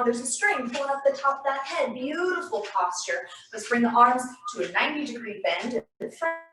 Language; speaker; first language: English; native; English